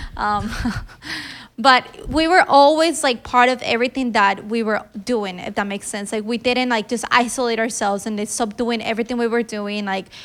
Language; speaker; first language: English; early bilingual, other home language; Filipino